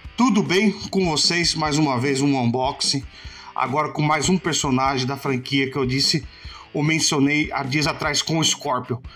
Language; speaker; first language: Portuguese; native; Portuguese